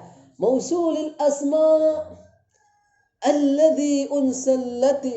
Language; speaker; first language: Arabic; non-native, fluent; Indonesian